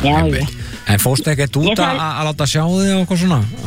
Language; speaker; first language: Icelandic; native; Icelandic